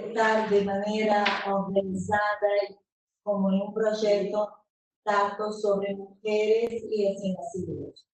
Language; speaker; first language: Spanish; non-native, fluent; Portuguese